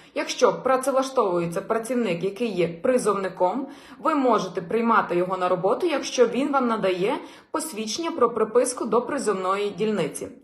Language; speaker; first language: Ukrainian; native; Ukrainian